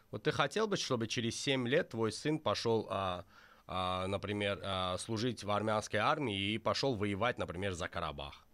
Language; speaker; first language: Russian; non-native, local second language; Azerbaijani